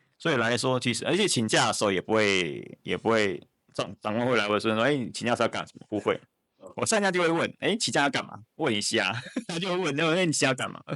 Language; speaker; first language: Chinese; native; Chinese